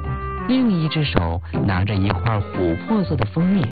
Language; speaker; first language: Chinese; native; Chinese